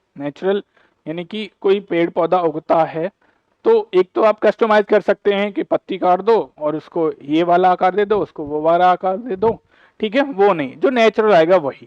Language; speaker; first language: Hindi; native; Hindi